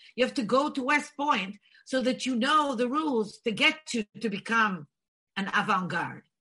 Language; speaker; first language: English; non-native, fluent; Bulgarian